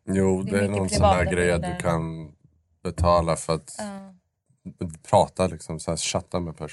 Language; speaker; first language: Swedish; native; Swedish